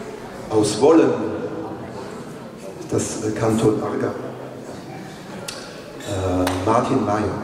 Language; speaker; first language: German; non-native, learner; French